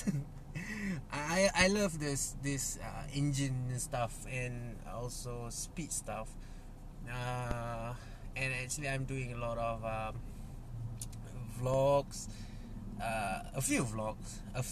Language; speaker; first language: English; non-native, local second language; Malay